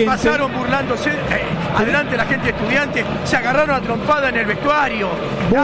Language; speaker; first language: Spanish; native; Spanish